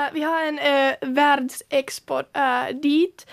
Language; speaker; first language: Swedish; non-native, local second language; Finnish